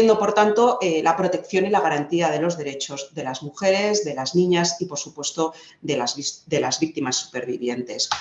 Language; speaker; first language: Spanish; native; Spanish